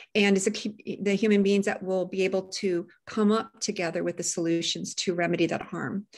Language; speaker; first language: English; native; English